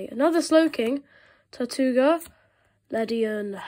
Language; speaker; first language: English; native; English